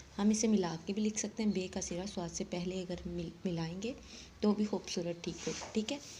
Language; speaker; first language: Hindi; non-native, local second language; Saraiki